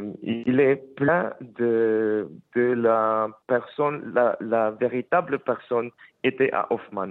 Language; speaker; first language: French; non-native, fluent; Spanish